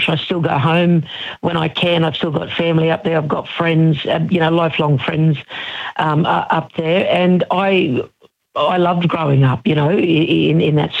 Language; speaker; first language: English; native; English